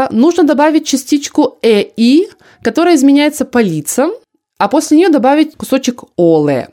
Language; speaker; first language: Russian; native; Russian